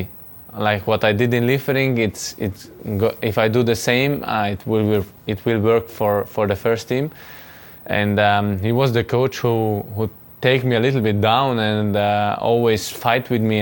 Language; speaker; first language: English; non-native, fluent; Hungarian